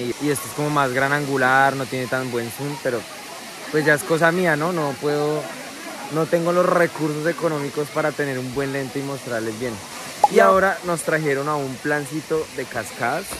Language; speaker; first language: Spanish; native; Spanish